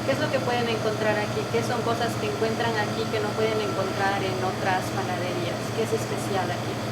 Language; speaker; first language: Spanish; non-native, fluent; Portuguese